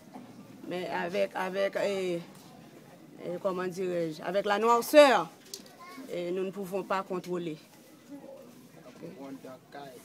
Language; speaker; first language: French; non-native, local second language; Haitian Creole